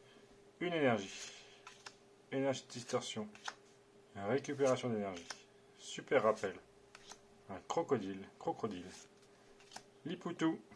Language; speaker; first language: French; native; French